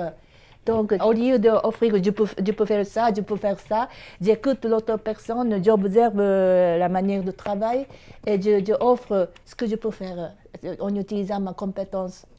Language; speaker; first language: French; non-native, fluent; Japanese